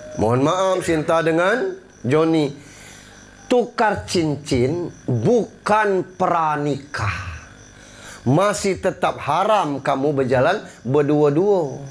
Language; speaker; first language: Malay; native; Malay